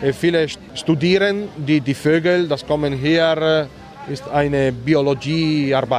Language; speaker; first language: German; non-native, learner; Italian